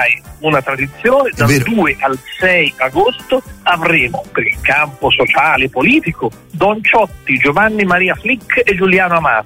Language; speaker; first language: Italian; native; Italian